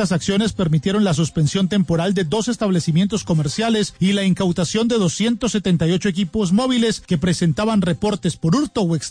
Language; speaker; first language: Spanish; native; Spanish